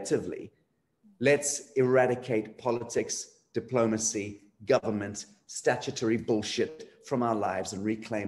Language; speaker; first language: English; native; English